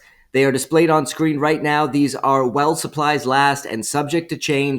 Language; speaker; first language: English; native; English